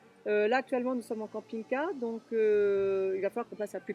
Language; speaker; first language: French; native; French